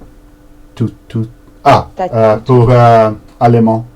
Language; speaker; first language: French; non-native, learner; Portuguese